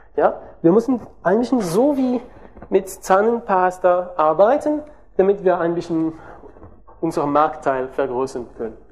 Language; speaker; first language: German; non-native, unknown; French